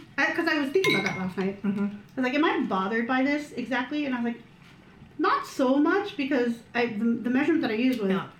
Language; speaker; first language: English; early bilingual, other home language; Filipino